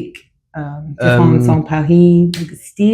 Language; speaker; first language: French; non-native, learner; English